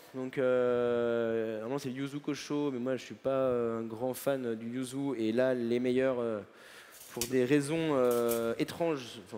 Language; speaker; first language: French; native; French